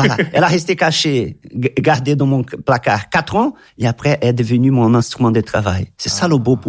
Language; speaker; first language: French; non-native, fluent; Italian